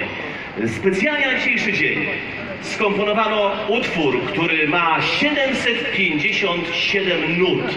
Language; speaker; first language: Polish; native; Polish